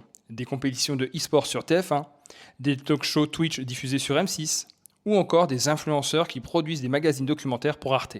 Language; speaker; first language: French; native; French